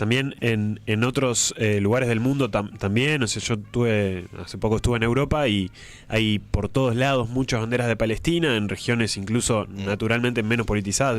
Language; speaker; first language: Spanish; native; Spanish